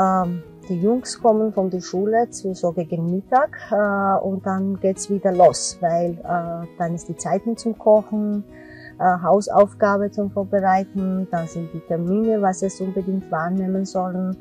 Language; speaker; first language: German; non-native, fluent; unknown